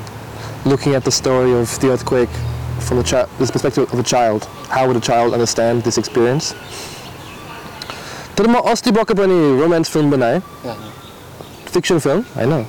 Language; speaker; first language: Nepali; non-native, learner; English